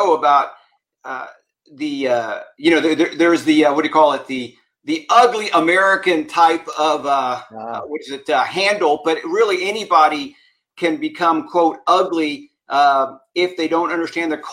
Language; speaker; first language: English; native; English